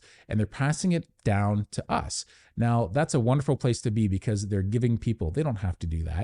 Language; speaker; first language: English; native; English